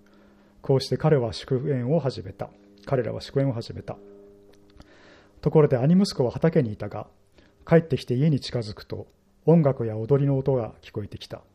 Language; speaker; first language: Japanese; native; Japanese